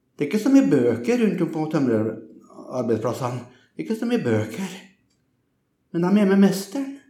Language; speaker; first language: Norwegian; native; Norwegian